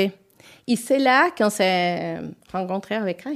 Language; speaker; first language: French; non-native, learner; Spanish